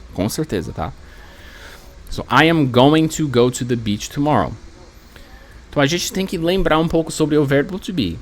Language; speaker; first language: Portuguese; non-native, fluent; English